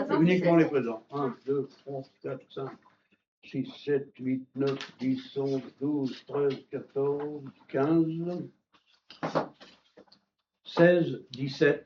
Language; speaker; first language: French; native; French